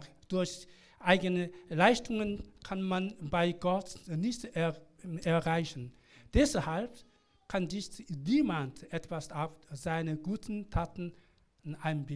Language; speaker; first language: German; non-native, learner; Korean